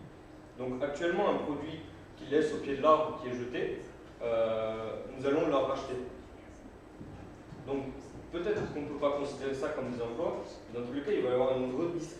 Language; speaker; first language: French; native; French